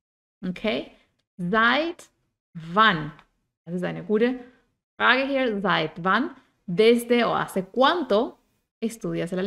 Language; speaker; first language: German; non-native, fluent; Spanish